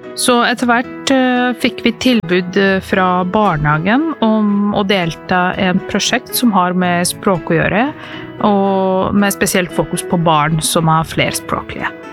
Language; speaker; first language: Norwegian; non-native, fluent; Serbian